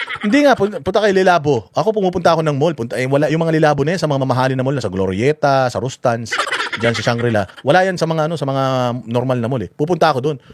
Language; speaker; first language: Filipino; native; Filipino